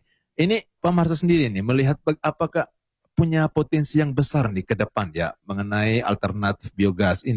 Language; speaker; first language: Indonesian; native; Indonesian